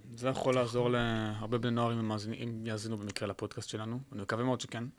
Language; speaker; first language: Hebrew; native; Hebrew